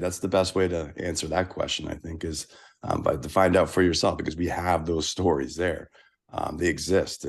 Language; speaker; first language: English; native; English